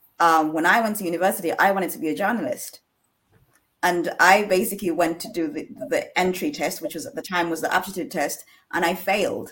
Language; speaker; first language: English; non-native, local second language; Ganda